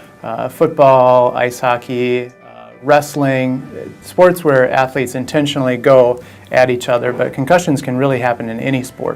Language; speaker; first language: English; native; English